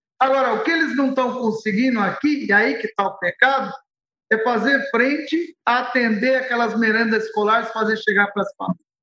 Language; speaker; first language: Portuguese; early bilingual, other home language; Arabic